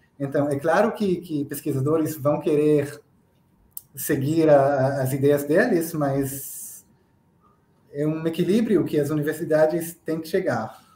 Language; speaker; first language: Portuguese; non-native, fluent; Hebrew